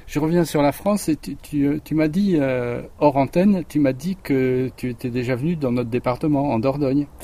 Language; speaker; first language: French; native; French